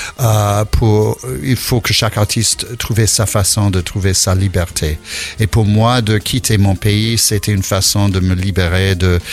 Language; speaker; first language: French; non-native, fluent; English